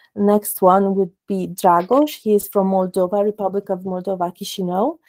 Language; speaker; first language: English; non-native, fluent; Romanian